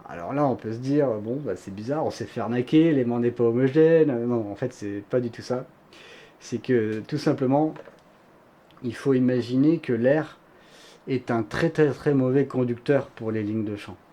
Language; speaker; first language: French; native; French